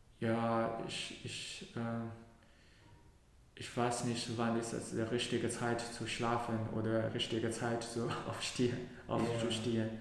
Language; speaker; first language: German; non-native, learner; Cantonese